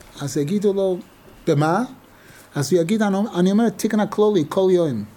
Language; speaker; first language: Hebrew; non-native, fluent; English